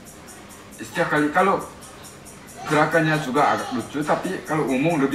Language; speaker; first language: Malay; non-native, fluent; Korean